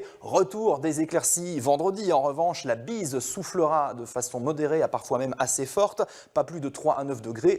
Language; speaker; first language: French; native; French